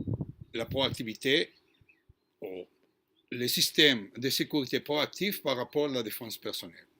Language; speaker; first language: French; non-native, fluent; Hebrew